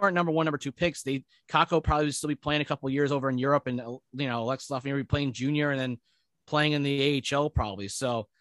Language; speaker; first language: English; native; English